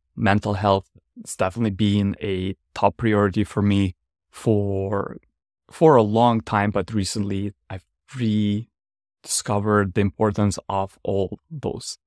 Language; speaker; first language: English; non-native, fluent; Ukrainian